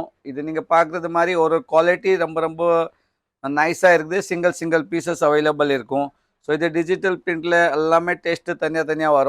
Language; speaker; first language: Tamil; non-native, learner; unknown